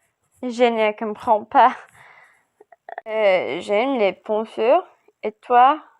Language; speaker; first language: French; non-native, learner; English